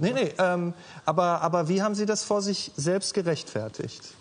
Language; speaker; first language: German; native; German